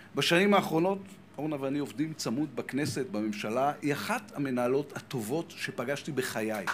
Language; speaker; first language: Hebrew; native; Hebrew